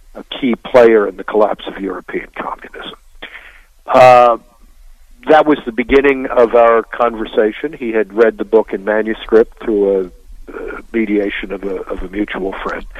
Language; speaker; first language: English; native; English